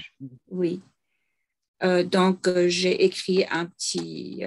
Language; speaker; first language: French; non-native, fluent; English